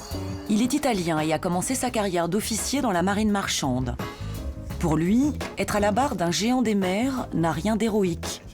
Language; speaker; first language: French; native; French